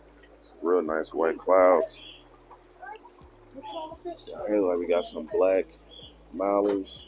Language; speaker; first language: English; native; English